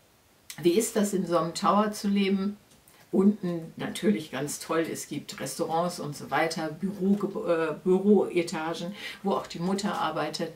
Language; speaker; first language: German; native; German